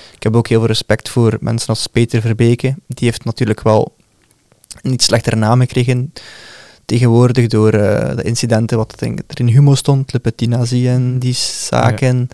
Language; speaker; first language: Dutch; native; Dutch